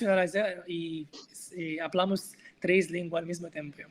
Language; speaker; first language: Portuguese; non-native, learner; Arabic